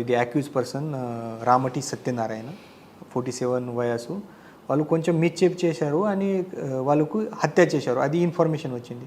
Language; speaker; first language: Telugu; non-native, fluent; Hindi